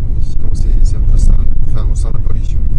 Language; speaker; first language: French; non-native, fluent; Chinese